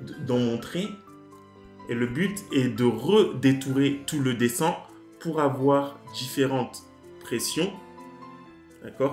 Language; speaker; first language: French; native; French